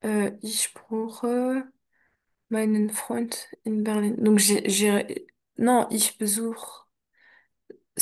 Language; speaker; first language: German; non-native, learner; French